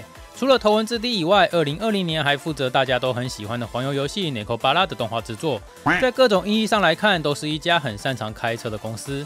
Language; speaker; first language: Chinese; native; Chinese